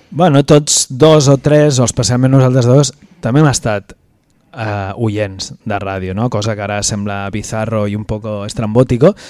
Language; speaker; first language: Catalan; native; Catalan